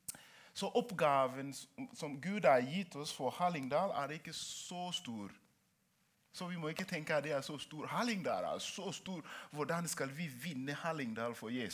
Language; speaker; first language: Norwegian; non-native, learner; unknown